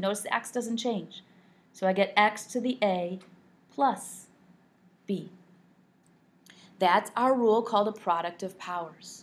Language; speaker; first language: English; native; English